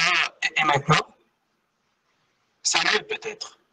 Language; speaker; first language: French; non-native, fluent; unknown